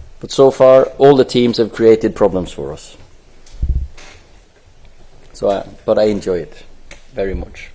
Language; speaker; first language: English; non-native, fluent; Norwegian